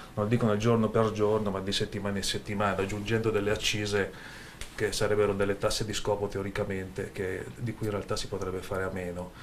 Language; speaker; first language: Italian; native; Italian